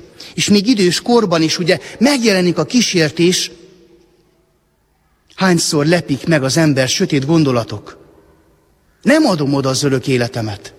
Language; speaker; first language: Hungarian; native; Hungarian